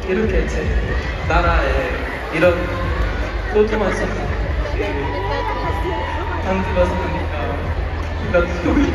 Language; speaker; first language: Korean; non-native, learner; Filipino